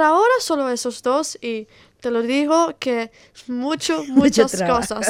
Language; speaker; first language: Spanish; non-native, learner; Italian